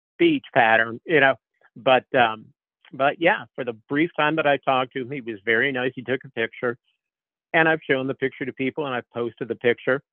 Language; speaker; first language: English; native; English